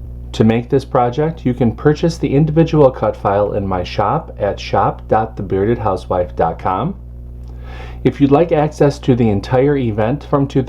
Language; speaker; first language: English; native; English